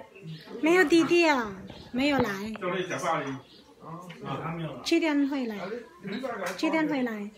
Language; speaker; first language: Chinese; non-native, learner; Filipino